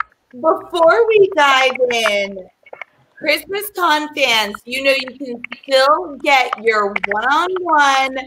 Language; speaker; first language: English; native; English